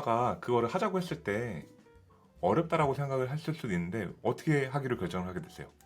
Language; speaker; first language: Korean; native; Korean